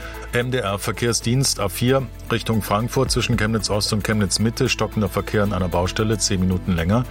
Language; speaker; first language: German; native; German